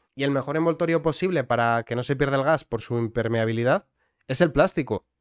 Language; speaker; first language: Spanish; native; Spanish